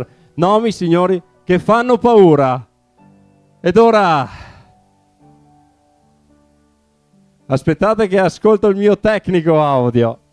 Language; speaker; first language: Italian; native; Italian